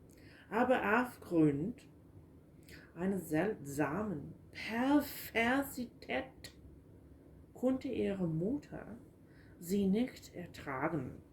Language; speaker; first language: German; non-native, learner; English